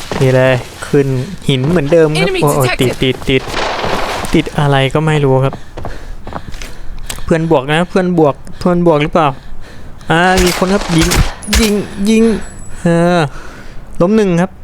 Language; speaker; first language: Thai; native; Thai